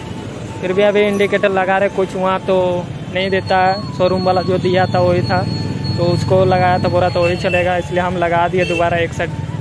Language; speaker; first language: Hindi; native; Hindi